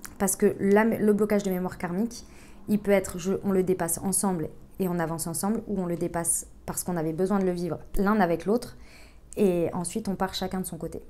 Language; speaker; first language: French; native; French